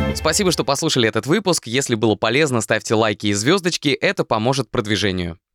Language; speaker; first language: Russian; native; Russian